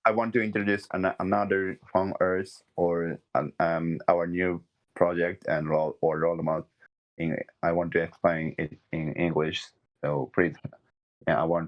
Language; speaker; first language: English; non-native, learner; Japanese